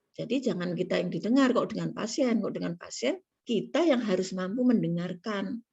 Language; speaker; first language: Indonesian; native; Indonesian